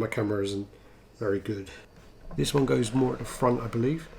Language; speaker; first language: English; native; English